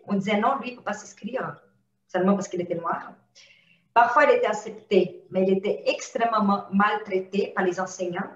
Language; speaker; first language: French; non-native, fluent; Portuguese